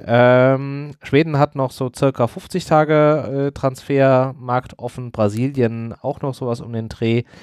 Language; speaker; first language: German; native; German